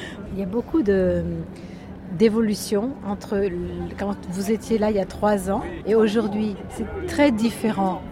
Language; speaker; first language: French; native; French